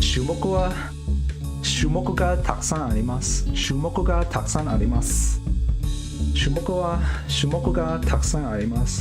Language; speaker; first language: Japanese; non-native, learner; Cantonese